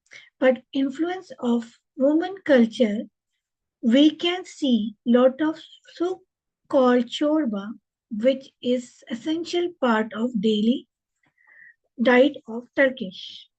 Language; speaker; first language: English; non-native, local second language; Hindi